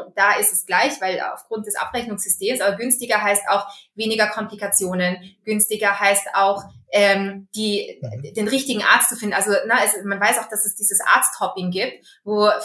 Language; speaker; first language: German; early bilingual, other home language; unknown